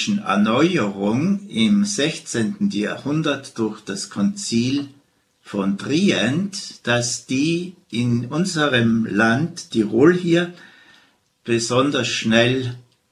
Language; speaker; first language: German; native; German